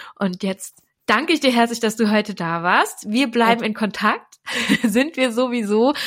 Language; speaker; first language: German; native; German